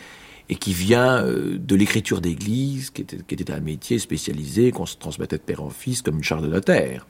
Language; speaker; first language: French; native; French